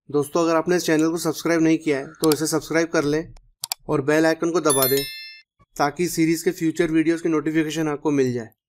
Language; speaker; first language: Hindi; native; Hindi